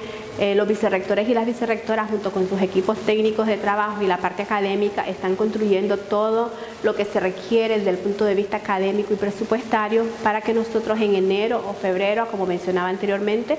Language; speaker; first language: Spanish; native; Spanish